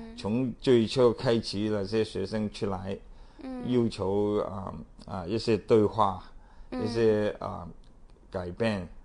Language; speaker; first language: Chinese; non-native, local second language; Cantonese